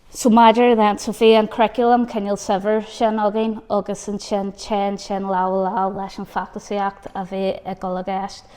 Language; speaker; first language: Irish; non-native, local second language; English